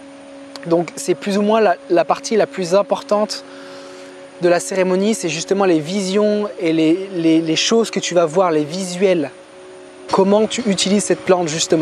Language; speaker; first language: French; native; French